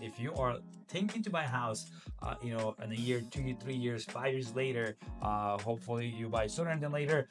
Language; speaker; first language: English; non-native, fluent; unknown